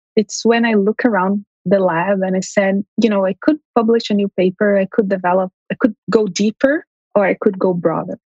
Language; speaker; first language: English; early bilingual, heritage; Armenian